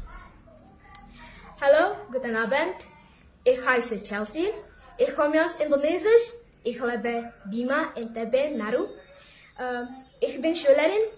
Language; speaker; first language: German; non-native, learner; Indonesian